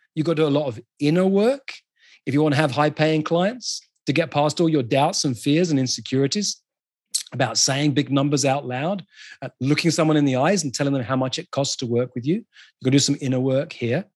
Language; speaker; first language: English; native; English